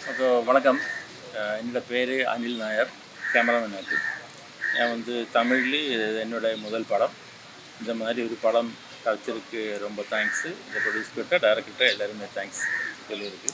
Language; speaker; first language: Tamil; non-native, learner; Malayalam